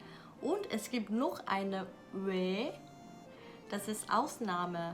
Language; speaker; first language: German; non-native, learner; Korean